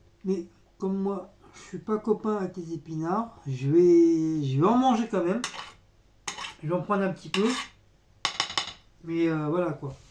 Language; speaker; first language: French; native; French